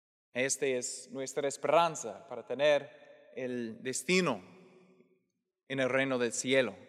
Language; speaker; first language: Spanish; non-native, fluent; English